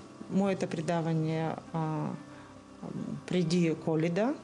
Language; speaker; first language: Bulgarian; non-native, learner; Russian